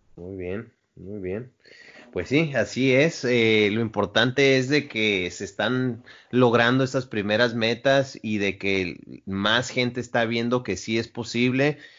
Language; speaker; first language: Spanish; native; Spanish